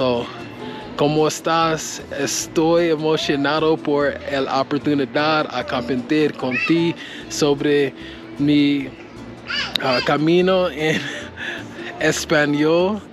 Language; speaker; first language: Spanish; non-native, learner; English